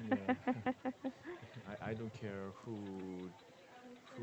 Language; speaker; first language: English; non-native, learner; Korean